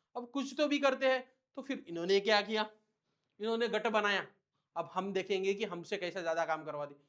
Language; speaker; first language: Hindi; non-native, local second language; Marathi